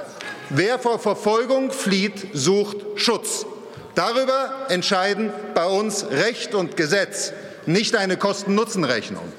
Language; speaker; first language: German; native; German